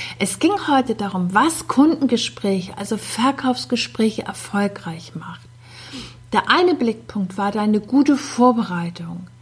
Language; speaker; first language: German; native; German